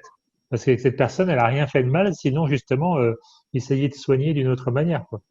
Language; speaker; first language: French; native; French